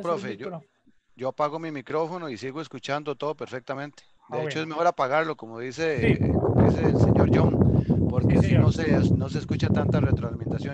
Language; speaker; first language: Spanish; native; Spanish